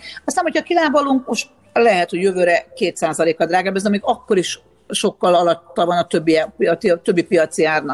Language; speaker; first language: Hungarian; native; Hungarian